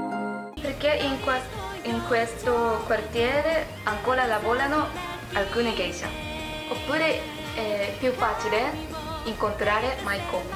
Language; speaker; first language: Italian; non-native, learner; Japanese